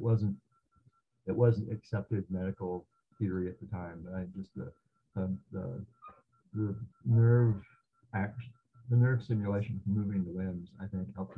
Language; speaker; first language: English; native; English